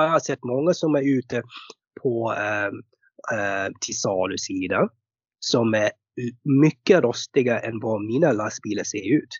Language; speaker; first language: Swedish; non-native, fluent; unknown